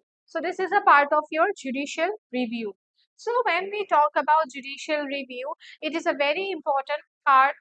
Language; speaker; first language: English; non-native, local second language; Hindi